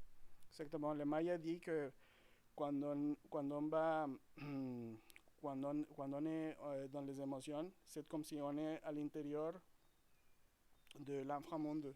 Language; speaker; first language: French; non-native, fluent; Spanish